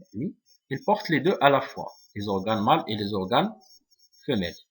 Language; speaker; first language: French; non-native, local second language; Arabic